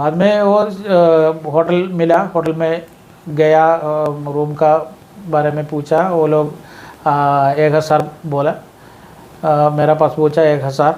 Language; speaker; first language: Hindi; non-native, local second language; Malayalam